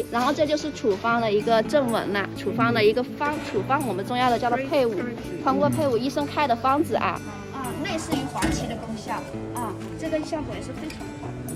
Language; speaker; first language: Chinese; native; Chinese